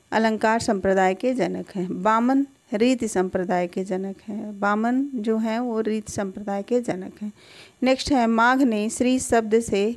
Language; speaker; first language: Hindi; native; Hindi